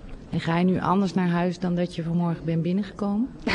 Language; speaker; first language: Dutch; native; Dutch